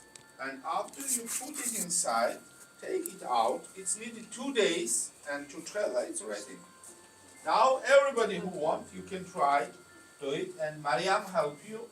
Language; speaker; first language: English; non-native, learner; Georgian